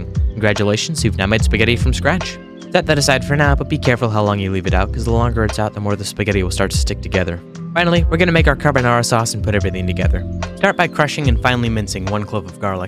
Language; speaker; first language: English; native; English